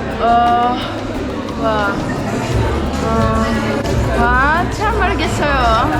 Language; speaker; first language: Korean; non-native, learner; Czech